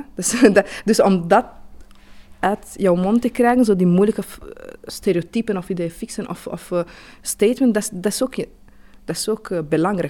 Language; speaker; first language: Dutch; non-native, fluent; Italian